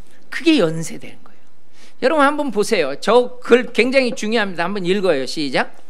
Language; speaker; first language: Korean; native; Korean